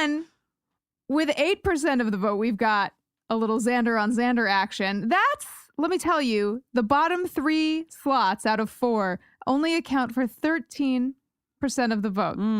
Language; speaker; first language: English; native; English